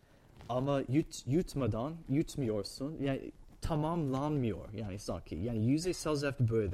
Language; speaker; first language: Turkish; non-native, fluent; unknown